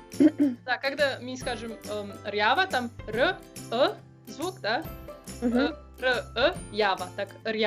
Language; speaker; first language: Russian; non-native, learner; Slovenian